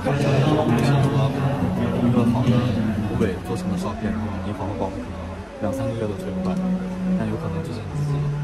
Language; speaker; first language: Chinese; native; Chinese